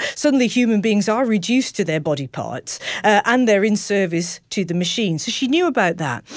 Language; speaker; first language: English; native; English